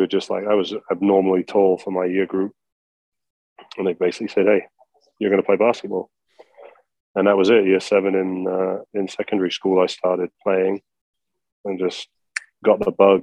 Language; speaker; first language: English; native; English